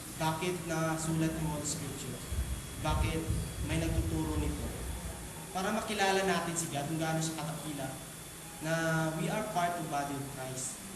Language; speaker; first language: Filipino; non-native, local second language; Cebuano